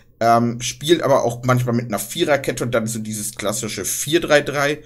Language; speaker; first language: German; native; German